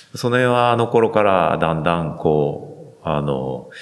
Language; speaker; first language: Japanese; native; Japanese